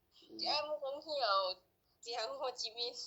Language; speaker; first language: Vietnamese; early bilingual, heritage; Lao